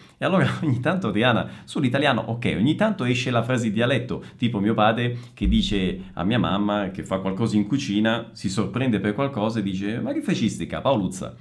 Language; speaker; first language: Italian; native; Italian